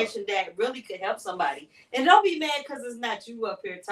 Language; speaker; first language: English; native; English